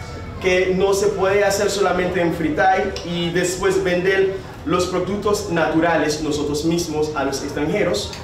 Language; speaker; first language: Spanish; non-native, fluent; Haitian Creole